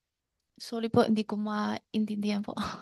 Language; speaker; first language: Filipino; non-native, learner; Chinese